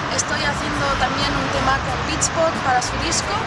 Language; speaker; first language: Spanish; non-native, fluent; French